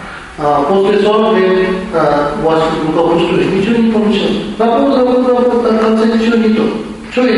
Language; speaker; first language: Russian; non-native, learner; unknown